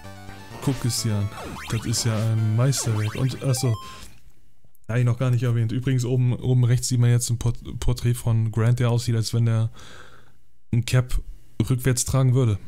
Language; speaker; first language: German; native; German